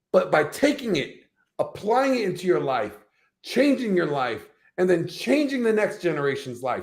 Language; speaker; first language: English; native; English